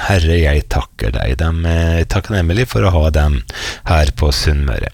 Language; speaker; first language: Norwegian; native; Norwegian